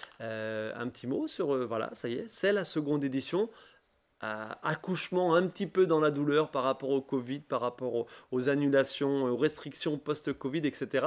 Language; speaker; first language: French; native; French